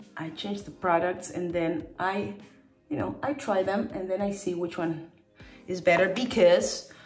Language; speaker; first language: English; non-native, fluent; Spanish